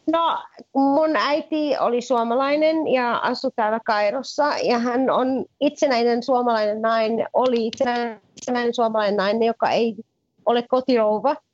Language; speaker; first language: Finnish; native; Finnish